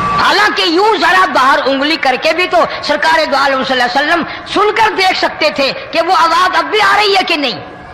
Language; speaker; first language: Urdu; non-native, local second language; Punjabi